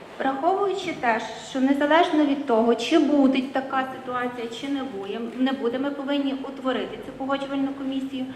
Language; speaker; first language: Ukrainian; native; Ukrainian